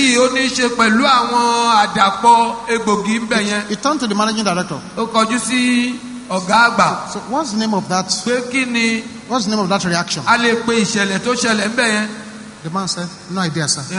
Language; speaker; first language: English; non-native, local second language; Yoruba